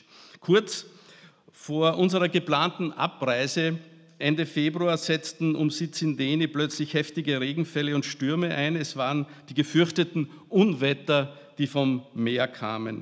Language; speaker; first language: German; native; German